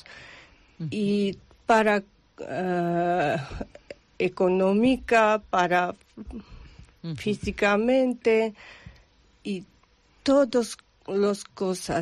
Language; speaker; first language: Spanish; non-native, learner; Georgian